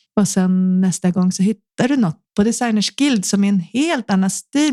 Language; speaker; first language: Swedish; native; Swedish